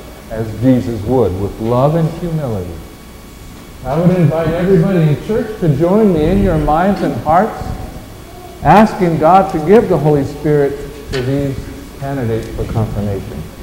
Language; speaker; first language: English; native; English